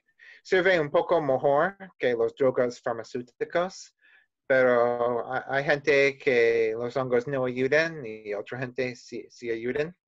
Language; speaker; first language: Spanish; non-native, learner; English